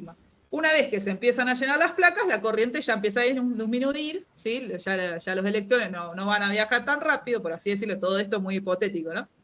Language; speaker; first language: Spanish; native; Spanish